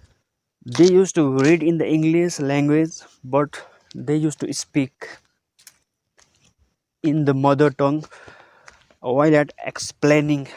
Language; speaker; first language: English; non-native, local second language; Nepali